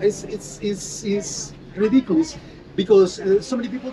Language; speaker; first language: English; non-native, learner; Spanish